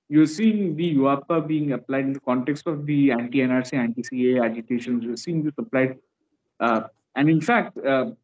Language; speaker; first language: English; non-native, local second language; Bangla